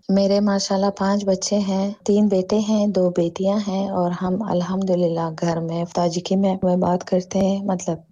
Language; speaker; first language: Urdu; non-native, fluent; Tajik